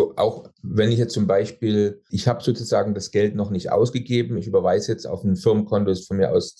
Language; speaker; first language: German; native; German